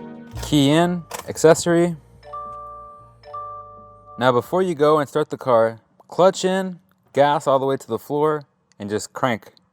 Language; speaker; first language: English; native; English